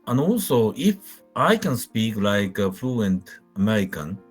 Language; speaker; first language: English; non-native, fluent; Japanese